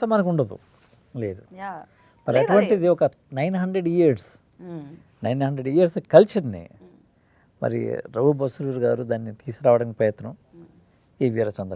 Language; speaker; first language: Telugu; native; Telugu